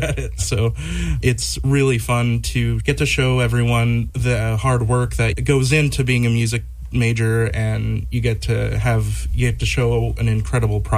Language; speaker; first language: English; native; English